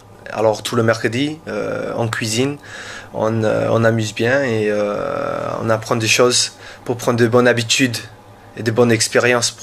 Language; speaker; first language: French; non-native, learner; English